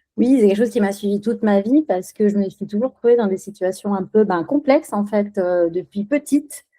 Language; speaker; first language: French; early bilingual, other home language; Spanish